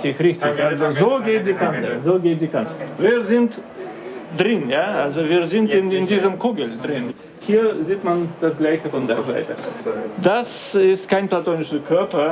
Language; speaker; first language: German; non-native, fluent; Russian